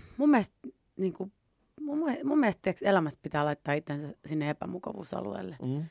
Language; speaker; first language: Finnish; native; Finnish